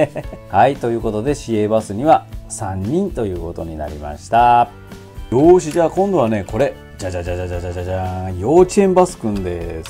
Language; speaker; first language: Japanese; native; Japanese